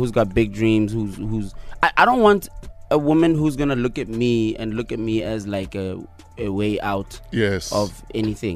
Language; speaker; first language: English; non-native, local second language; Tswana